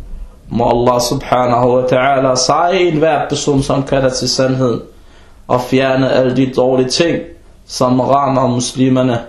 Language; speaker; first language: Danish; early bilingual, other home language; Arabic